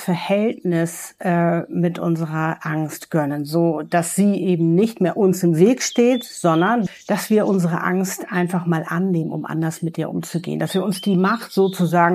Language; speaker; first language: German; native; German